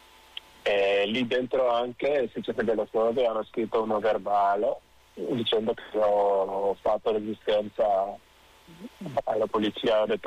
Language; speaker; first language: Italian; non-native, fluent; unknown